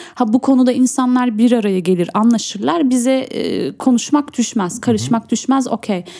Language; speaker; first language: Turkish; early bilingual, heritage; Turkish